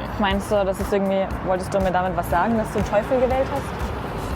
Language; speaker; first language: German; native; German